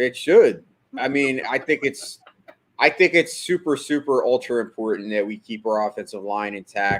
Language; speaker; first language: English; native; English